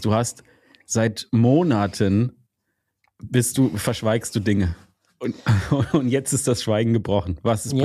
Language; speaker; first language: German; native; German